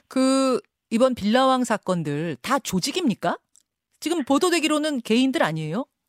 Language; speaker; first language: Korean; native; Korean